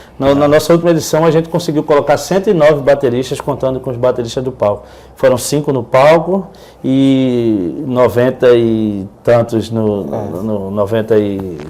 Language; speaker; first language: Portuguese; native; Portuguese